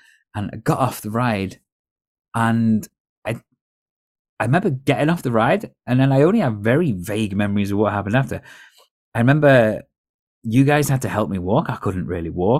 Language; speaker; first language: English; native; English